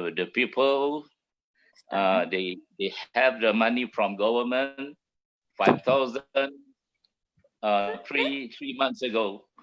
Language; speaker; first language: English; non-native, learner; Malay